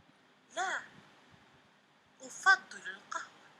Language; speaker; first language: Arabic; non-native, learner; Indonesian